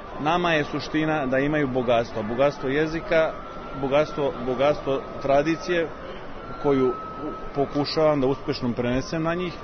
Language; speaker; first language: Serbian; early bilingual, heritage; Serbian